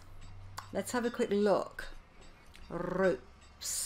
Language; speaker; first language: English; native; English